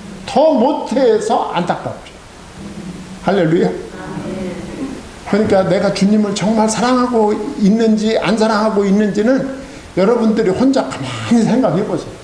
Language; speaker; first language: Korean; native; Korean